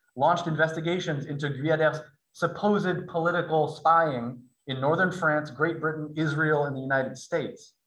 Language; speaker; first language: English; native; English